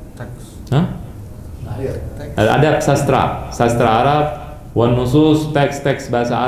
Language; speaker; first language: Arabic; non-native, fluent; Indonesian